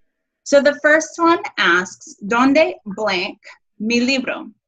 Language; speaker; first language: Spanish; non-native, fluent; English